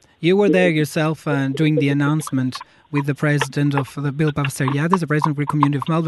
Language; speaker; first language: English; non-native, fluent; Greek